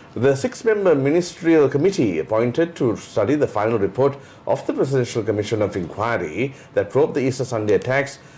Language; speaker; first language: English; non-native, local second language; Sinhala